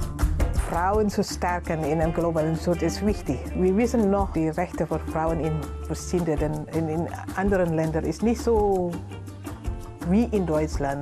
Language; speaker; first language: German; non-native, learner; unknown